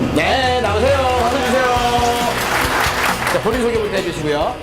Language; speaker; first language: Korean; native; Korean